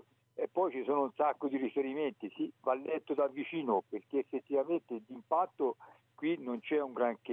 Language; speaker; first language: Italian; native; Italian